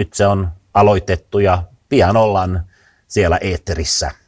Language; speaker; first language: Finnish; early bilingual, heritage; Finnish